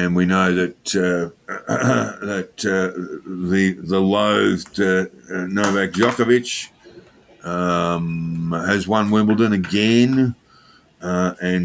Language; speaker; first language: English; native; English